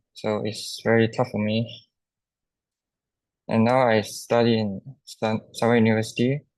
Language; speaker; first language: English; non-native, local second language; Chinese